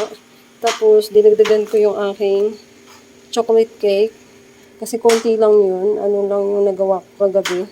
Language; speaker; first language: Filipino; native; Filipino